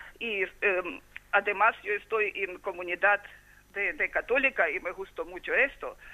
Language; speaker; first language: Spanish; non-native, learner; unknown